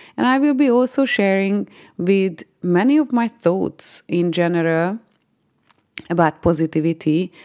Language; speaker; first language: English; non-native, fluent; Hungarian